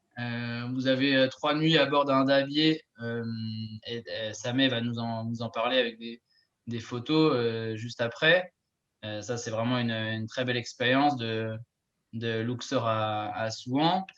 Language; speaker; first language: French; native; French